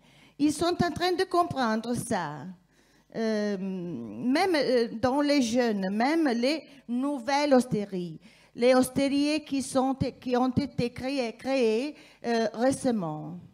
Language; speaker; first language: French; non-native, fluent; Italian